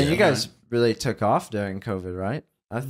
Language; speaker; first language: English; native; English